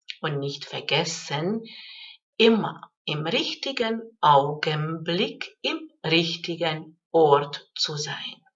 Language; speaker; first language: German; non-native, fluent; Hungarian